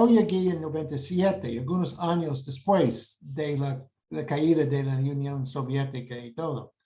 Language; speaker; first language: Spanish; non-native, fluent; English